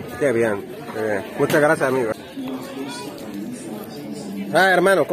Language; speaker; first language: Spanish; non-native, learner; Arabic